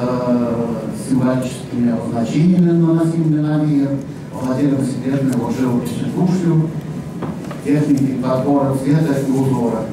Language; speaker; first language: Russian; native; Russian